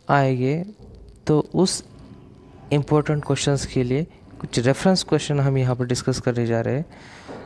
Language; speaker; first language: Hindi; non-native, local second language; Marathi